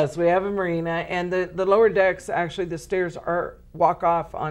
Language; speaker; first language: English; native; English